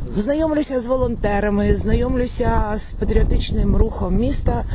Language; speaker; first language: Ukrainian; non-native, local second language; Russian